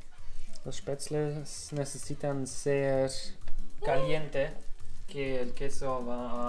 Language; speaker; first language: Spanish; non-native, learner; German